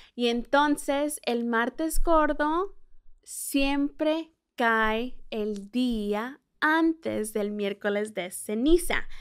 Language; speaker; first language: Spanish; early bilingual, heritage; Spanish